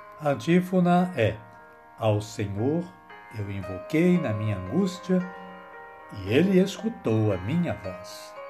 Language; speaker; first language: Portuguese; native; Portuguese